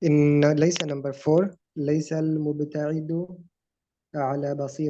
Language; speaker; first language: Arabic; non-native, learner; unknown